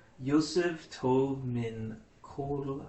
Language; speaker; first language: Hebrew; non-native, learner; English